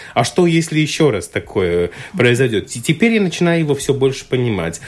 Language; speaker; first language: Russian; non-native, local second language; Latvian